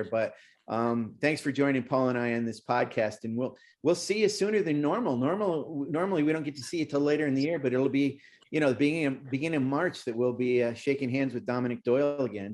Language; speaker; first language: English; native; English